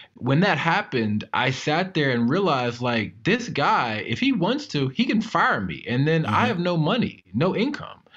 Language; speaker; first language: English; native; English